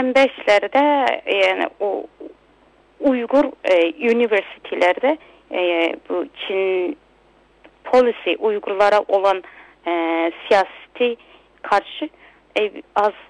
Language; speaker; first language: Turkish; non-native, local second language; Uyghur